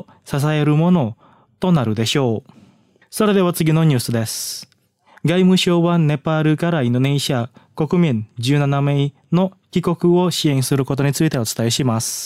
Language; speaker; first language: Japanese; non-native, fluent; Indonesian